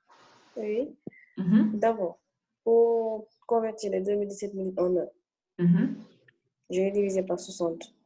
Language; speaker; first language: French; non-native, local second language; Wolof